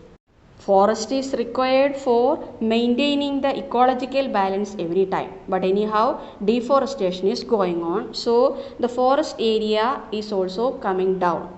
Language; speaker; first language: English; non-native, local second language; Malayalam